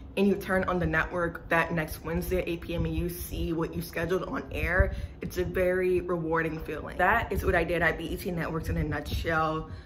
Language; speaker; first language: English; native; English